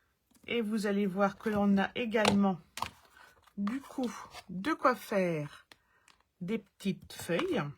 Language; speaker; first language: French; native; French